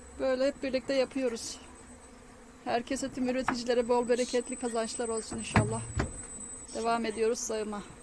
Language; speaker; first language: Turkish; native; Turkish